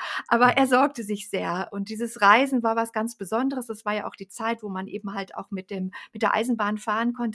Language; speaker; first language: German; native; German